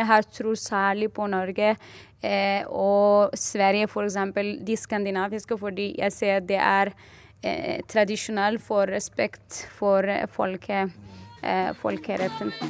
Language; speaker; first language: Norwegian; non-native, fluent; Arabic